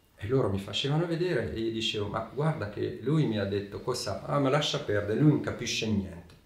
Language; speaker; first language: Italian; early bilingual, heritage; Italian